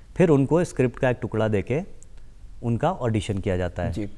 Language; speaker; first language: Hindi; native; Hindi